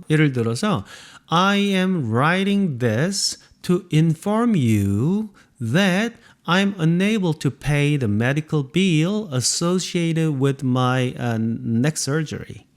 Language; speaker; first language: English; non-native, fluent; Korean